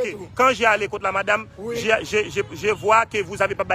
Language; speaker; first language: French; non-native, learner; Haitian Creole